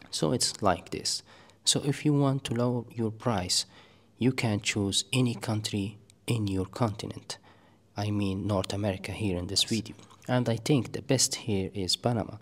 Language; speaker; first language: English; non-native, fluent; Arabic